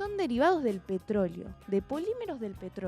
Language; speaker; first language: Spanish; native; Spanish